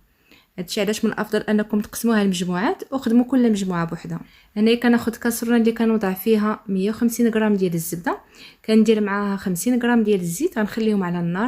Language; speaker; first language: Arabic; native; Arabic